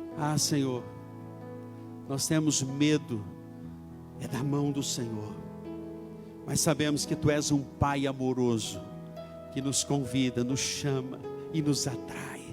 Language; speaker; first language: Portuguese; native; Portuguese